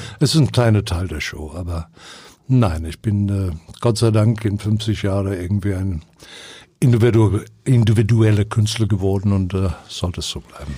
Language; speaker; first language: German; non-native, fluent; English